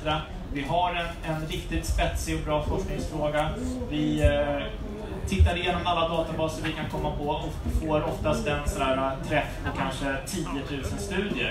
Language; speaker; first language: Swedish; native; Swedish